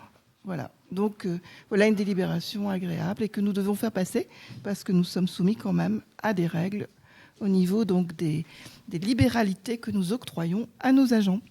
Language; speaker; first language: French; native; French